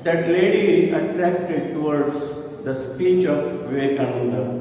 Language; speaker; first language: English; non-native, local second language; Kannada